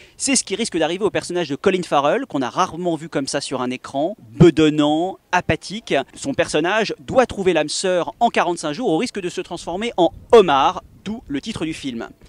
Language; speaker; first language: French; native; French